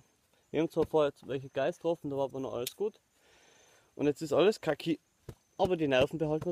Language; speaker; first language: German; native; German